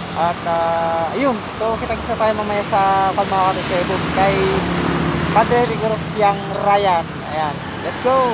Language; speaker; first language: Filipino; non-native, local second language; Iloko